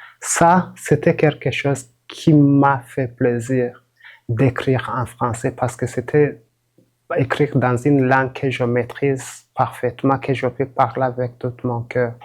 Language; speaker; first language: French; non-native, local second language; Rundi